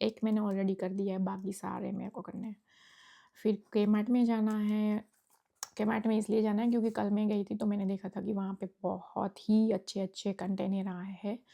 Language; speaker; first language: Hindi; non-native, local second language; Gujarati